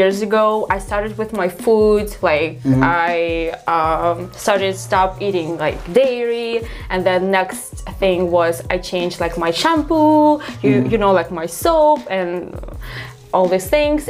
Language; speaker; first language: English; non-native, fluent; Russian